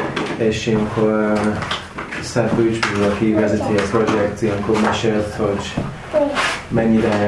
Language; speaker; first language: Hungarian; non-native, learner; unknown